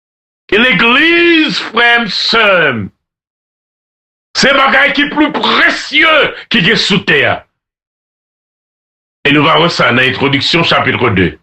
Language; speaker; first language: French; non-native, local second language; Haitian Creole